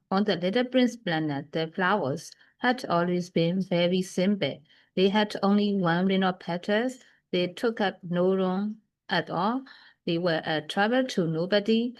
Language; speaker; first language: English; non-native, fluent; Burmese